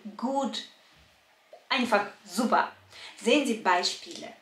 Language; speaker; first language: German; non-native, fluent; Russian